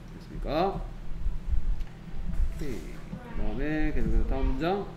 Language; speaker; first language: Korean; native; Korean